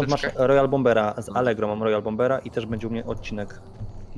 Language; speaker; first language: Polish; native; Polish